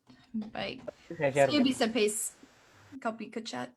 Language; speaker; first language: Indonesian; non-native, fluent; English